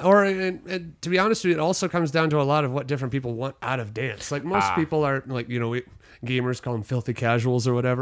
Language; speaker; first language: English; native; English